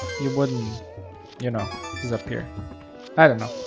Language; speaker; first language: English; non-native, fluent; Portuguese